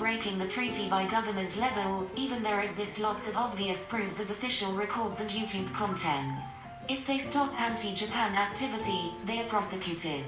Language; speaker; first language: English; non-native, fluent; Japanese